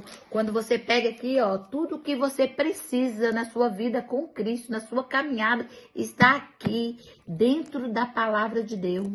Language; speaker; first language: Portuguese; native; Portuguese